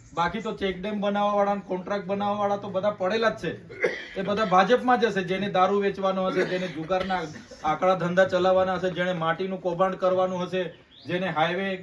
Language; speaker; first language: Gujarati; native; Gujarati